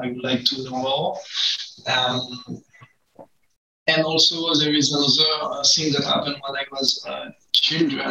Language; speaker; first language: English; non-native, learner; French